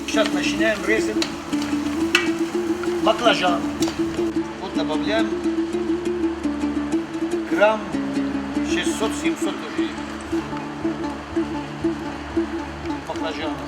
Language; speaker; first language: Russian; non-native, fluent; Tajik